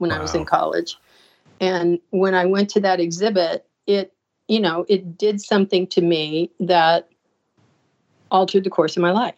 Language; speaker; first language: English; native; English